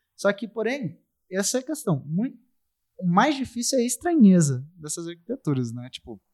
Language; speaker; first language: Portuguese; native; Portuguese